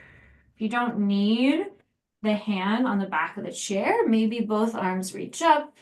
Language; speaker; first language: English; native; English